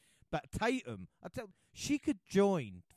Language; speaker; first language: English; native; English